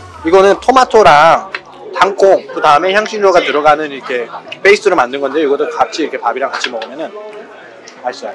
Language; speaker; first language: Korean; non-native, fluent; Nepali